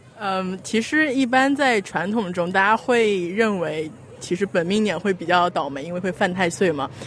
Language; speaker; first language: Chinese; native; Chinese